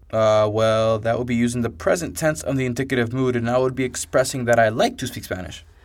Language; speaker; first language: English; native; English